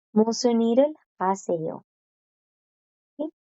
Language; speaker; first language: Korean; non-native, fluent; Spanish